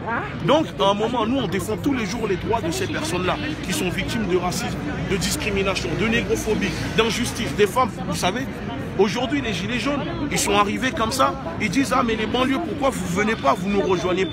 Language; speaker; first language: French; native; French